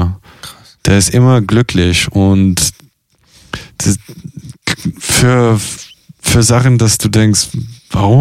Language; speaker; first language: German; non-native, fluent; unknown